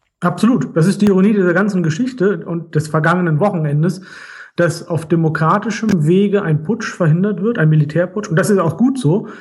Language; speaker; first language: German; native; German